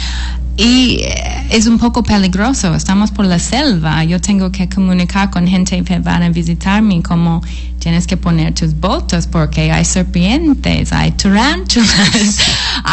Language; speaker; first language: Spanish; non-native, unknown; English